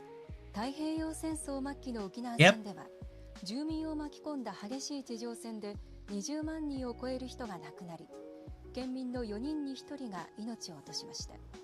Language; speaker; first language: Japanese; native; Japanese